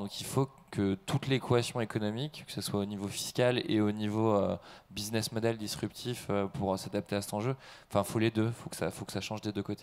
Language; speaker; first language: French; native; French